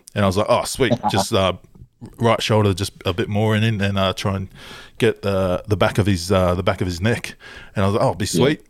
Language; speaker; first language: English; early bilingual, other home language; Tongan